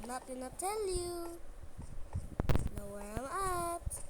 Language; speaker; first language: English; non-native, local second language; Filipino